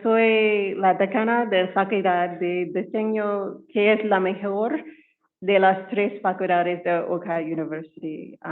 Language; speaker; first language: Spanish; non-native, learner; English